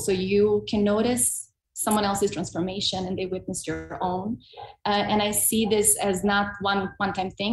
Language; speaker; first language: English; non-native, fluent; Serbian